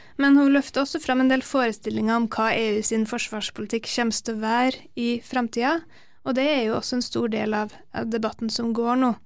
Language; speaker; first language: Norwegian; native; Norwegian